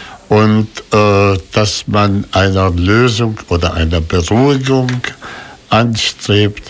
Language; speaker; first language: German; non-native, fluent; Arabic